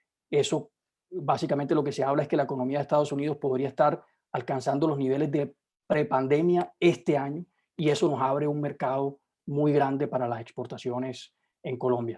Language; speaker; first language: Spanish; native; Spanish